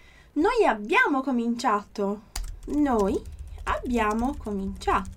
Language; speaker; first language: Italian; non-native, fluent; Portuguese